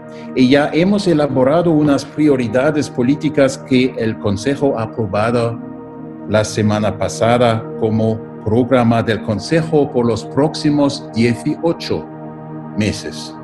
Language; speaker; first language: Spanish; non-native, fluent; German